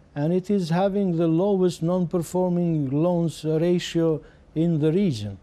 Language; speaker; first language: English; non-native, fluent; Albanian